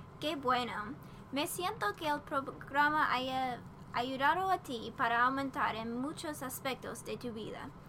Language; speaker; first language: Spanish; non-native, learner; English